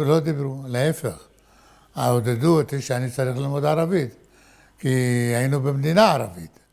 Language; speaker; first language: Hebrew; non-native, fluent; Arabic